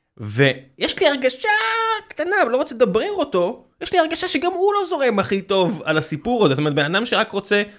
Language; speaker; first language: Hebrew; native; Hebrew